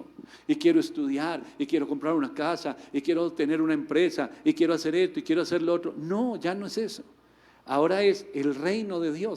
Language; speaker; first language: Spanish; native; Spanish